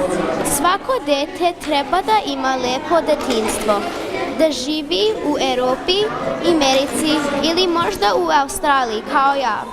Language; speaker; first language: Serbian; early bilingual, heritage; Serbian